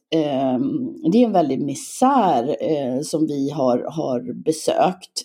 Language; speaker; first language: Swedish; native; Swedish